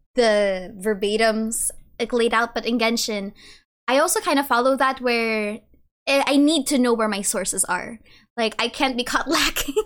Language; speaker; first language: English; native; English